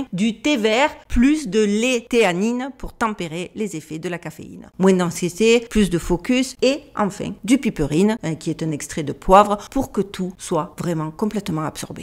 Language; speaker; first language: French; native; French